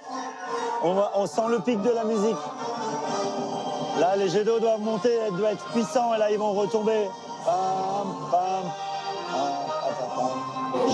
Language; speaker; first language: French; native; French